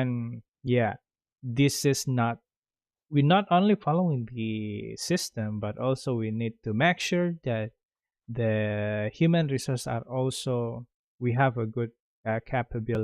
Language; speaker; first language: English; non-native, fluent; Indonesian